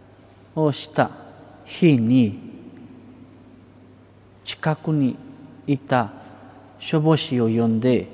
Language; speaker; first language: Japanese; non-native, fluent; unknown